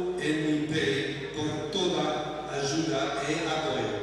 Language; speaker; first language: Portuguese; non-native, learner; English